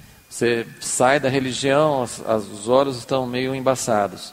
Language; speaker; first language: Portuguese; native; Portuguese